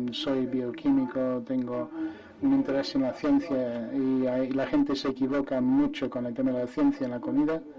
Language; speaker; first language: Spanish; non-native, fluent; English